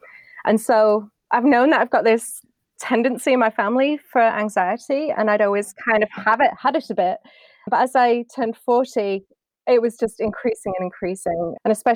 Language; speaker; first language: English; native; English